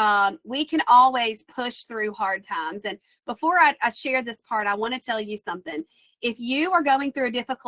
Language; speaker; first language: English; native; English